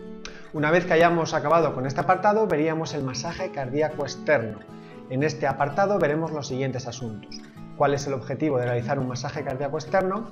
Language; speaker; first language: Spanish; native; Spanish